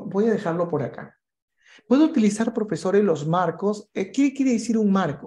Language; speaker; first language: Spanish; native; Spanish